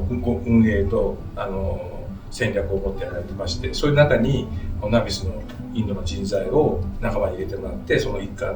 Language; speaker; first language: Japanese; native; Japanese